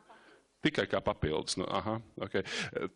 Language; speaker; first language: Latvian; native; Latvian